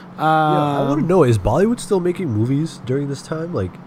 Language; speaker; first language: English; early bilingual, other home language; Hindi